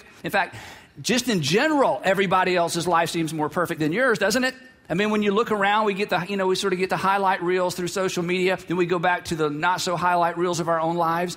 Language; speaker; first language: English; native; English